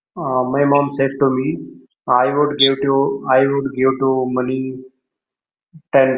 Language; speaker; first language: English; non-native, learner; Hindi